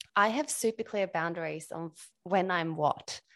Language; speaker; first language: English; non-native, fluent; Swedish